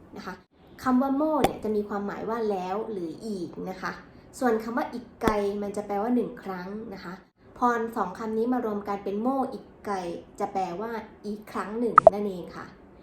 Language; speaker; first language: Thai; native; Thai